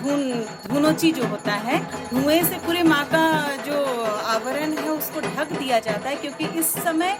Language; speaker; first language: Hindi; non-native, local second language; Bangla